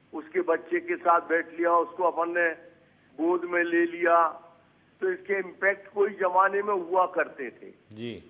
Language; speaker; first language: Hindi; native; Hindi